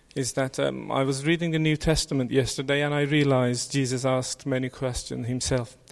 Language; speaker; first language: English; non-native, fluent; Turkish